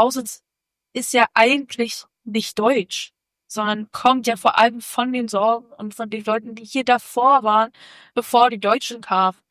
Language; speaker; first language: German; native; German